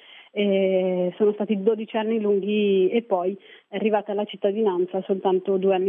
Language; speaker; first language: Italian; early bilingual, other home language; Arabic